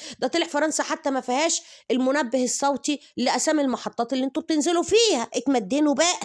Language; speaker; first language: Arabic; native; Arabic